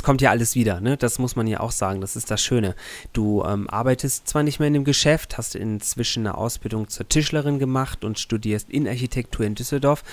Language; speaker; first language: German; native; German